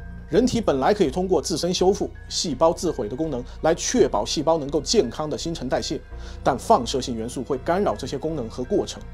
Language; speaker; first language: Chinese; native; Chinese